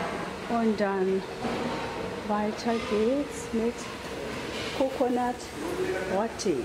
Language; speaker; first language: German; non-native, fluent; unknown